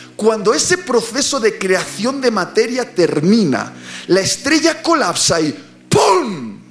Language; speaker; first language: Spanish; native; Spanish